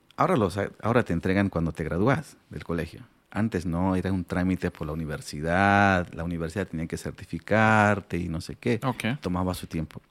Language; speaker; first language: Spanish; non-native, local second language; Aymara